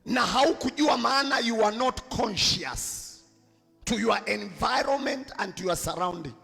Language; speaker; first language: English; non-native, local second language; Swahili